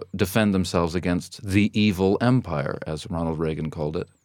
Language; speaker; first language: English; native; English